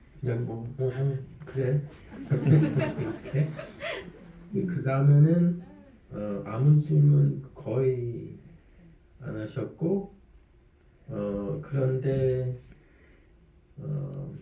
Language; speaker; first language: Korean; early bilingual, heritage; French